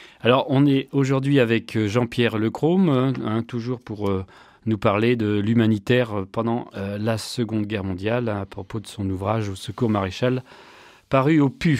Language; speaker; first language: French; native; French